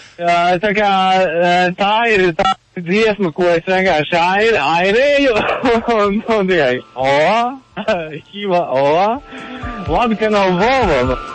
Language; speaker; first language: Latvian; native; Latvian